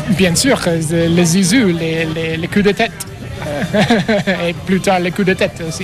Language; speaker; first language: French; non-native, learner; English